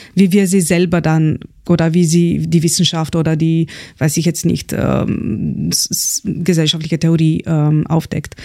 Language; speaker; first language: German; non-native, fluent; Slovenian